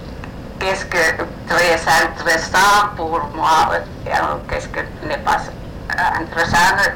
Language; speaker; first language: French; non-native, learner; Finnish